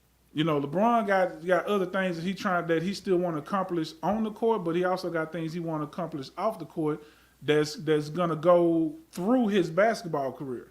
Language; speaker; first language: English; native; English